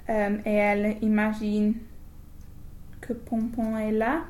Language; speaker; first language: French; non-native, learner; English